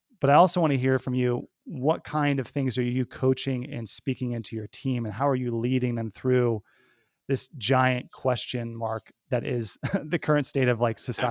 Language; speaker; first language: English; native; English